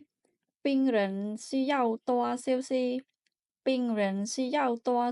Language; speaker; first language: Chinese; non-native, fluent; Khmer